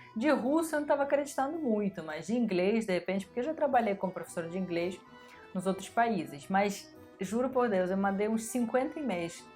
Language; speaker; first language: Portuguese; non-native, fluent; Russian